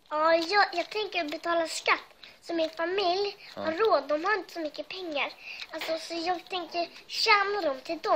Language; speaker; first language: Swedish; early bilingual, other home language; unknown